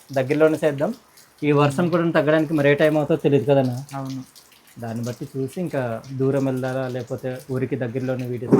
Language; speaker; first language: Telugu; non-native, local second language; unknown